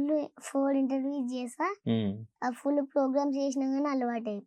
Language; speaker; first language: Telugu; native; Telugu